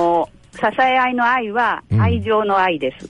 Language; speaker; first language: Japanese; native; Japanese